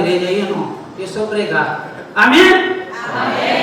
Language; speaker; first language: Portuguese; non-native, learner; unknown